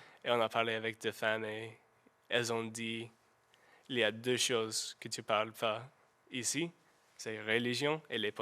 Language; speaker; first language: French; non-native, learner; English